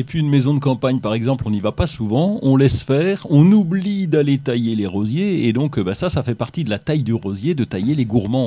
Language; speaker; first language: French; native; French